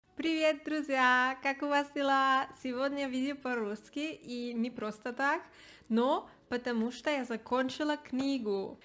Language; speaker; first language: Russian; non-native, learner; Spanish